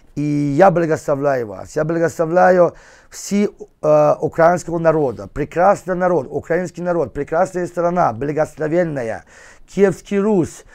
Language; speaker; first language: Russian; non-native, fluent; Persian